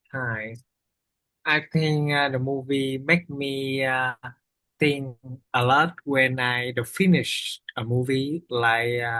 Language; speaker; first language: English; non-native, learner; Vietnamese